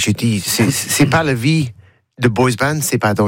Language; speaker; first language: French; non-native, learner; English